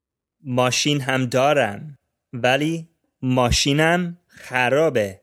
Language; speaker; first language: Persian; non-native, learner; English